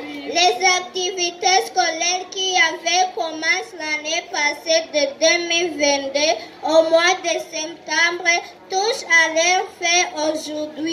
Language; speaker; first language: French; non-native, learner; Kinyarwanda